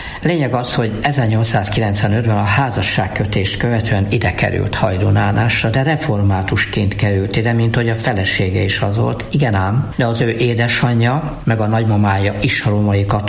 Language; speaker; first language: Hungarian; native; Hungarian